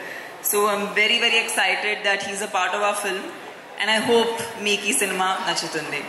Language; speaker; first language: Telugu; non-native, fluent; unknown